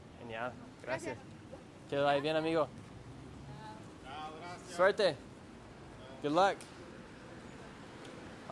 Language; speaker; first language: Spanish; non-native, learner; English